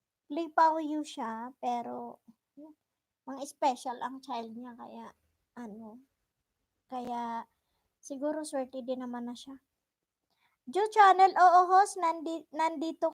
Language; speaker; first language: Filipino; non-native, local second language; Bikol